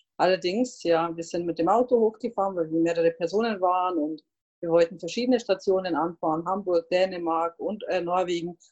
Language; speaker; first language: German; non-native, fluent; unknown